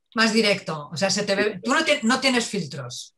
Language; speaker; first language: Spanish; native; Spanish